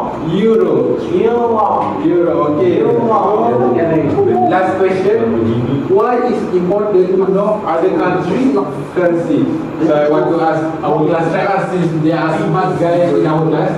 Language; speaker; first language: English; non-native, fluent; Malay